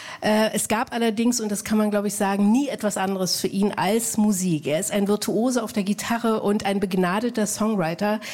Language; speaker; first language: German; native; German